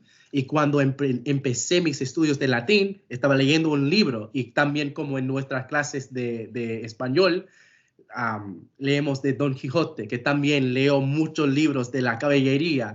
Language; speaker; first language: Spanish; non-native, fluent; English